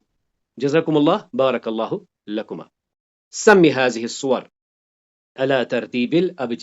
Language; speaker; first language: Arabic; non-native, fluent; Urdu